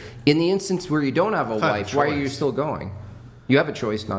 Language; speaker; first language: English; native; English